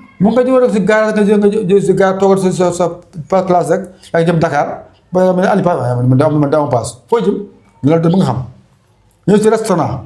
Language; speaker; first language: Wolof; non-native, local second language; Fula